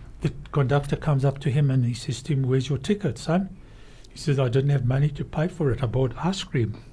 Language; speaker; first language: English; native; English